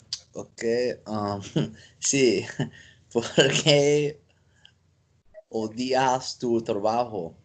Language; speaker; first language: Spanish; non-native, learner; English